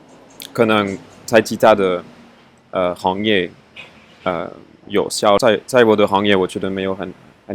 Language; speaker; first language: Chinese; non-native, fluent; French